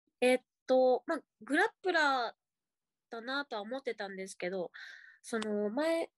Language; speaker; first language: Japanese; native; Japanese